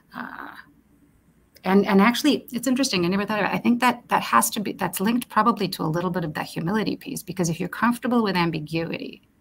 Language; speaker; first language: English; early bilingual, other home language; Romanian